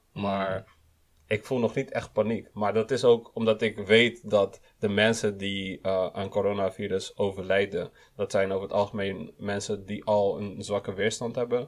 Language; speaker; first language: Dutch; early bilingual, other home language; Kinyarwanda